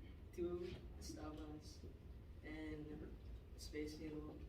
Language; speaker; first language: Spanish; non-native, learner; English